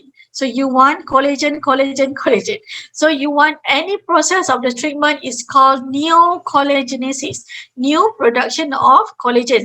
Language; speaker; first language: English; non-native, fluent; Malay